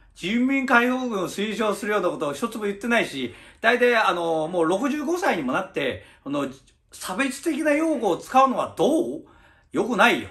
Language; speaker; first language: Japanese; early bilingual, other home language; Chinese